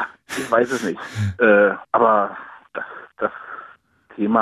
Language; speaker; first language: German; native; German